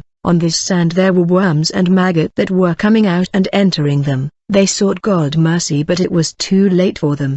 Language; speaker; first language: English; non-native, fluent; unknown